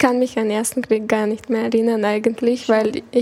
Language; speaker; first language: German; early bilingual, other home language; Chechen